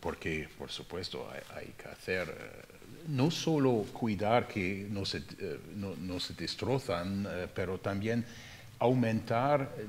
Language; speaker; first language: Spanish; non-native, fluent; German